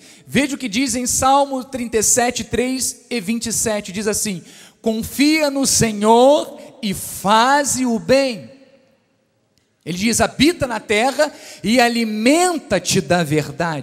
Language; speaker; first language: Portuguese; native; Portuguese